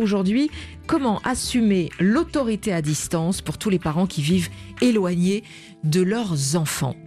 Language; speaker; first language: French; native; French